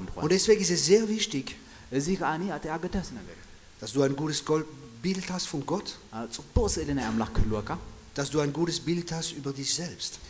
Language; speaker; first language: German; non-native, fluent; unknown